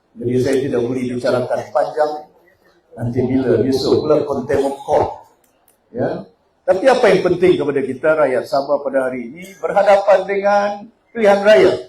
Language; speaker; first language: Malay; native; Malay